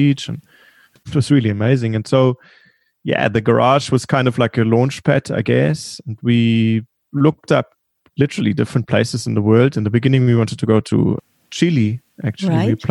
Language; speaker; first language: English; non-native, fluent; German